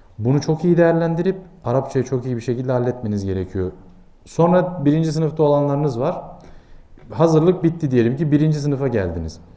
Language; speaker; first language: Turkish; native; Turkish